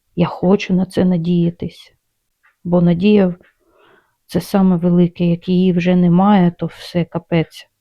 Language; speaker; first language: Ukrainian; non-native, local second language; Russian